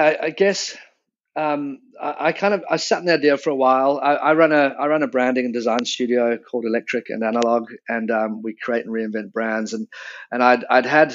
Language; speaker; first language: English; native; English